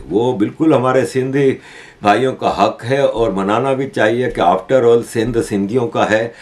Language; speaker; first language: Urdu; native; Urdu